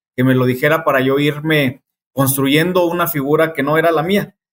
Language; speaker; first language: Spanish; native; Spanish